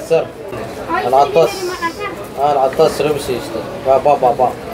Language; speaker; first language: Indonesian; non-native, learner; Arabic